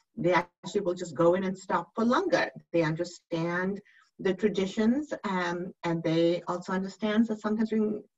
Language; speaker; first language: English; native; English